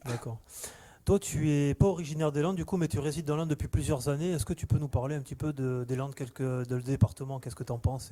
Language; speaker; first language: French; native; French